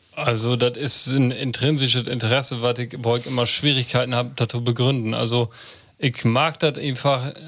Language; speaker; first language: German; non-native, local second language; Low German